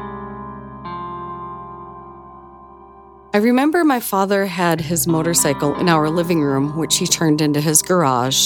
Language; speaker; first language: English; native; English